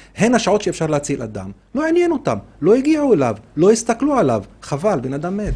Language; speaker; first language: Hebrew; non-native, local second language; Arabic